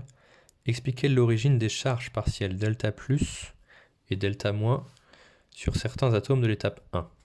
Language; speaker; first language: French; native; French